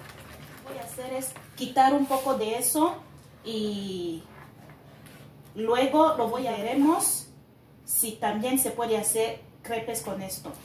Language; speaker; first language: Spanish; non-native, learner; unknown